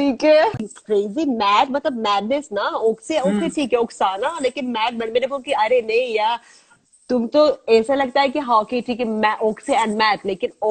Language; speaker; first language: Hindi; non-native, learner; Azerbaijani